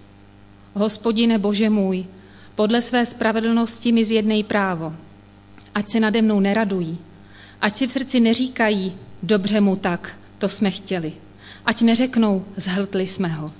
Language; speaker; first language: Czech; native; Czech